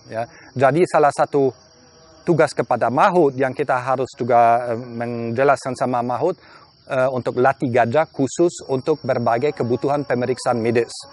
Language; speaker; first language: Indonesian; non-native, fluent; German